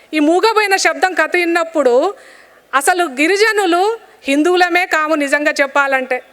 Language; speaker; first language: Telugu; non-native, local second language; Lambadi